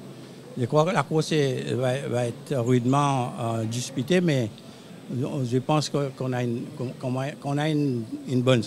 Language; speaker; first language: French; non-native, local second language; Morisyen